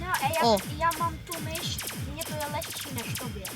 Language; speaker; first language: Czech; early bilingual, other home language; Russian